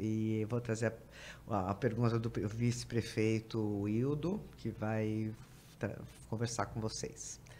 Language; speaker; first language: Portuguese; native; Portuguese